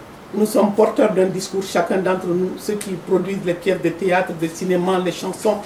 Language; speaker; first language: French; non-native, local second language; Bambara